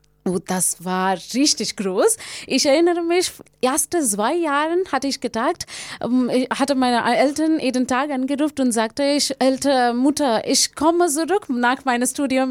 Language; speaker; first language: German; non-native, learner; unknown